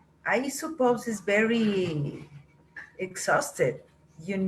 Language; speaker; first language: English; non-native, learner; Spanish